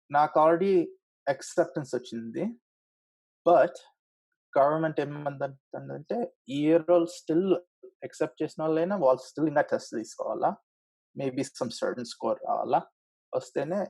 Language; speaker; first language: Telugu; early bilingual, heritage; Telugu